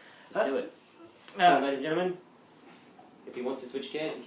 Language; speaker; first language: English; native; English